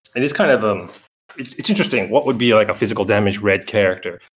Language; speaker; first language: English; native; English